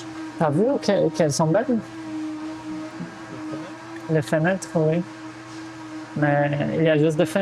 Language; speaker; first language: French; non-native, fluent; Portuguese